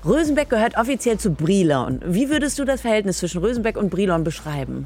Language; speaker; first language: German; native; German